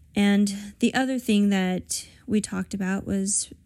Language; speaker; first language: English; native; English